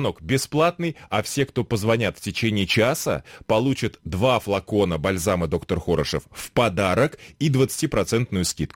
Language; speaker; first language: Russian; native; Russian